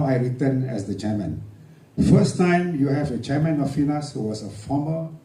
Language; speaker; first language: English; non-native, local second language; Malay